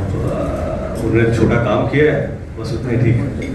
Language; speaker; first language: Hindi; non-native, local second language; Marathi